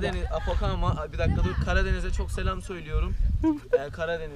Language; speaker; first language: Turkish; native; Turkish